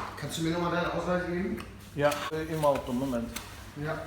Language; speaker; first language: German; non-native, learner; Ukrainian